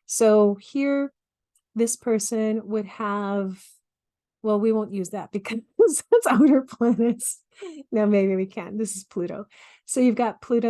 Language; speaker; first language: English; native; English